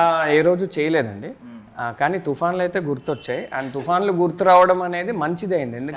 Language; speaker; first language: Telugu; native; Telugu